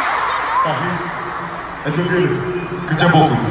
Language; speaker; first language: French; non-native, learner; Korean